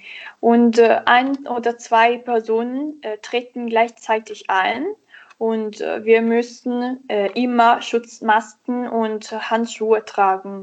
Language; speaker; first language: German; non-native, learner; Italian